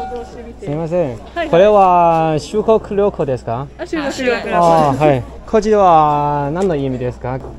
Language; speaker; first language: Japanese; non-native, learner; Chinese